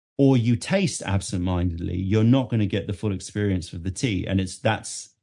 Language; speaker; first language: English; native; English